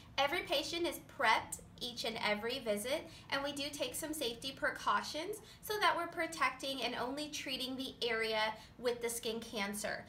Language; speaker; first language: English; native; English